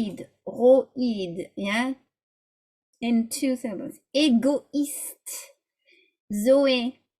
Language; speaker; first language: French; non-native, fluent; English